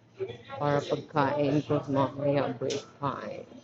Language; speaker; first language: Filipino; non-native, local second language; Cebuano